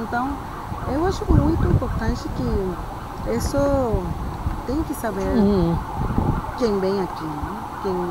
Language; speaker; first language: Portuguese; non-native, fluent; Spanish